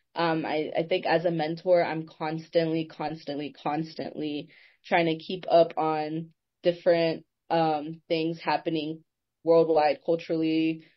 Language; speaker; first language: English; native; English